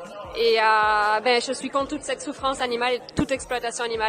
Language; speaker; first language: French; native; French